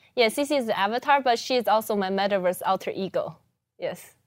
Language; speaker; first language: English; early bilingual, other home language; Chinese